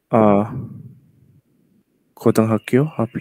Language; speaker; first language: Korean; non-native, learner; Indonesian